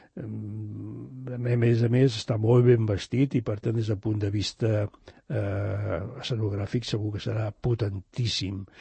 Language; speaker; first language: Catalan; native; Catalan